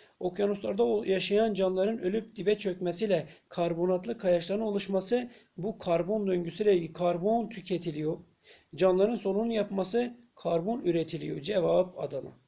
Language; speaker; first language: Turkish; native; Turkish